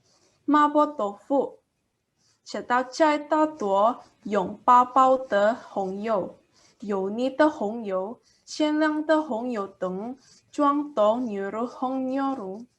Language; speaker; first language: Chinese; non-native, learner; Indonesian